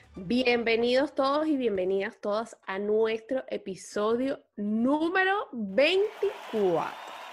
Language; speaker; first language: Spanish; native; Spanish